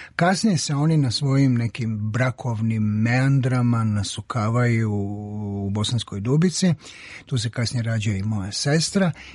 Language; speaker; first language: Croatian; native; Croatian